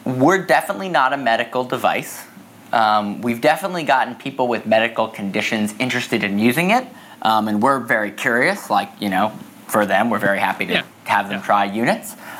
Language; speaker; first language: English; native; English